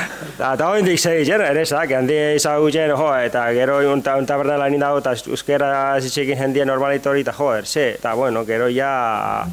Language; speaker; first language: Basque; non-native, learner; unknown